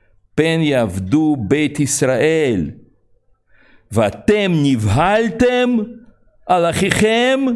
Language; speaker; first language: Hebrew; non-native, fluent; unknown